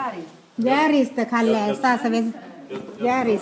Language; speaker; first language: Swedish; non-native, learner; Thai